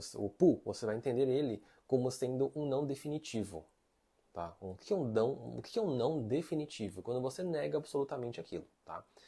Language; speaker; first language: Portuguese; non-native, fluent; Chinese